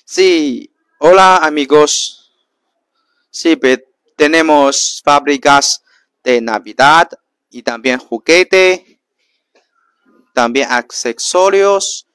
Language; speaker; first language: Spanish; non-native, learner; Chinese